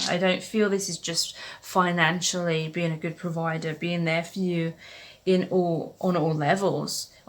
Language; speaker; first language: English; native; English